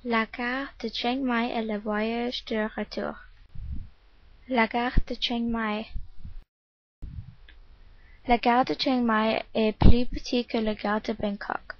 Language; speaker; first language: French; non-native, learner; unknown